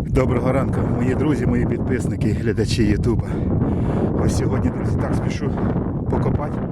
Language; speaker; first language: Ukrainian; non-native, local second language; Russian